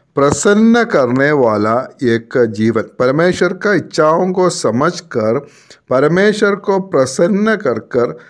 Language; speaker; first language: Hindi; non-native, local second language; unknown